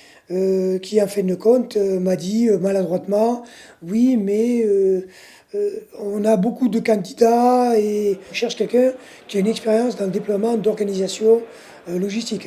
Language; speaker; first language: French; native; French